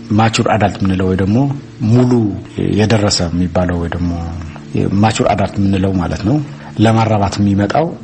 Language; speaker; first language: Amharic; non-native, local second language; Tigrinya